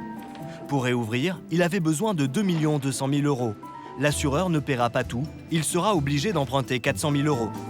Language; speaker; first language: French; native; French